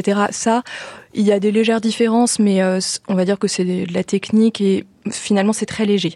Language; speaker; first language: French; native; French